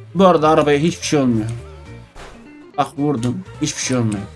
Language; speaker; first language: Turkish; native; Turkish